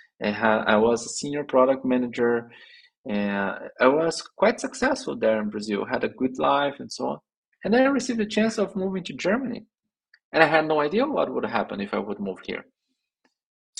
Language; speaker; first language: English; non-native, fluent; Portuguese